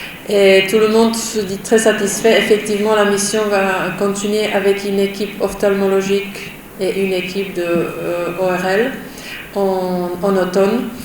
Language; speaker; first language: French; non-native, fluent; Czech